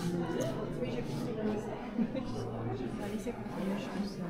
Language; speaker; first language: French; native; French